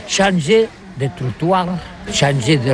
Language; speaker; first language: French; non-native, learner; Catalan